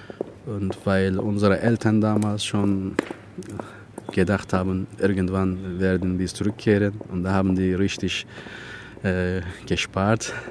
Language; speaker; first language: German; non-native, fluent; Turkish